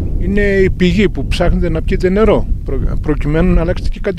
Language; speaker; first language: Greek; native; Greek